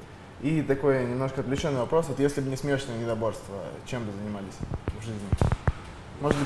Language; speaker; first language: Russian; native; Russian